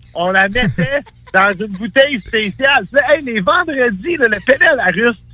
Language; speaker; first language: French; native; French